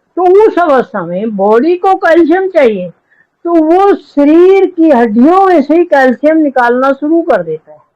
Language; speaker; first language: Hindi; native; Hindi